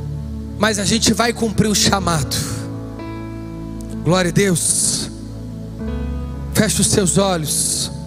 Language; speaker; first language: Portuguese; native; Portuguese